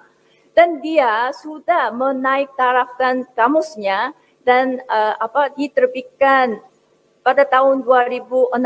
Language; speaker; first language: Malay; non-native, fluent; Korean